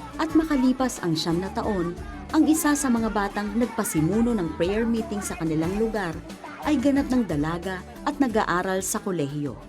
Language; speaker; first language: Filipino; native; Filipino